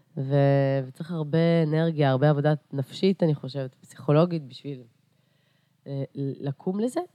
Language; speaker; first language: Hebrew; early bilingual, other home language; Russian